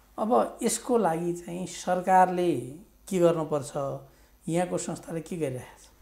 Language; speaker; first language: Nepali; native; Nepali